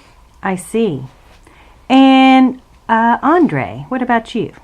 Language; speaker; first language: English; native; English